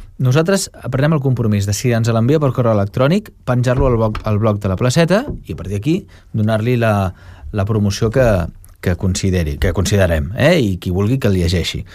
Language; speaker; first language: Catalan; native; Catalan